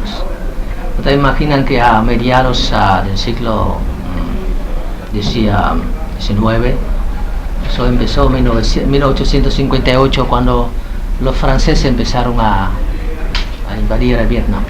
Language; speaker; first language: Spanish; non-native, fluent; Vietnamese